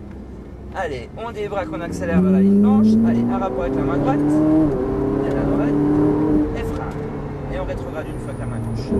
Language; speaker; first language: French; native; French